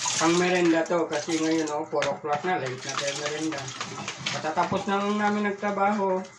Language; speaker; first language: Filipino; non-native, local second language; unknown